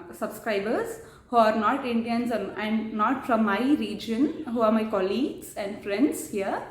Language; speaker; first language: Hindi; non-native, local second language; Kannada